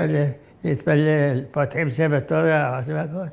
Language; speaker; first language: Hebrew; non-native, fluent; Arabic